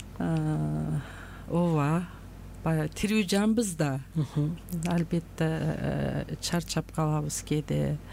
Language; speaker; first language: Kyrgyz; non-native, local second language; Uzbek